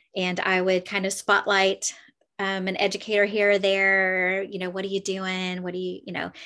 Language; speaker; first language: English; native; English